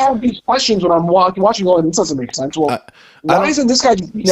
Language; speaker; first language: English; native; English